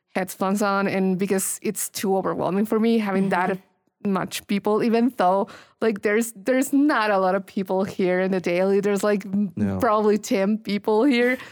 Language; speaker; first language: English; non-native, fluent; Spanish